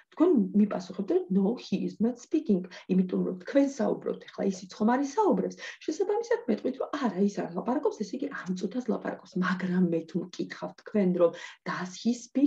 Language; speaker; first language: English; non-native, fluent; Georgian